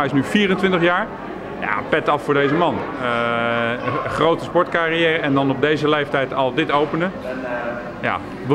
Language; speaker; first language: Dutch; native; Dutch